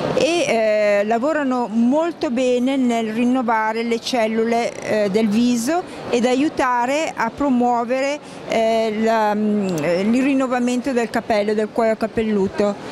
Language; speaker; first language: Italian; native; Italian